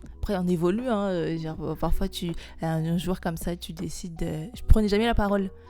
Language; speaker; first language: French; non-native, local second language; Malagasy